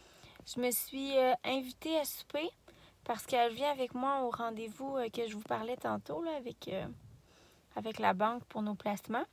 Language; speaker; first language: French; native; French